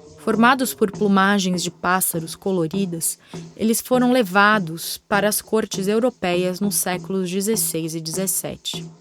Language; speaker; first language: Portuguese; native; Portuguese